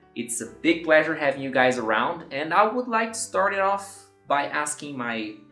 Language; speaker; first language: English; non-native, fluent; Portuguese